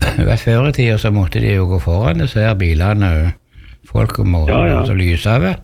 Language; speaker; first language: Norwegian; native; Norwegian